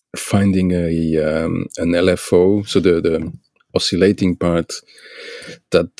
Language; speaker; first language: English; non-native, fluent; Portuguese